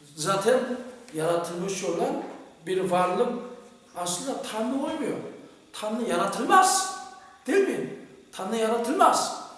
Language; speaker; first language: Turkish; non-native, fluent; Korean